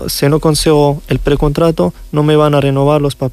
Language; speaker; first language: Spanish; non-native, learner; Riffian